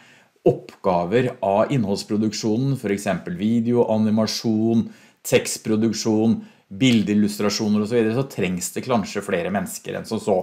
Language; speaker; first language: Norwegian; native; Norwegian